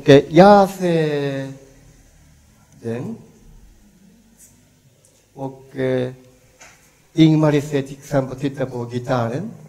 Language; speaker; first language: Swedish; non-native, learner; Japanese